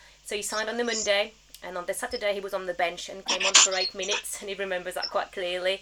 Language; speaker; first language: English; early bilingual, other home language; French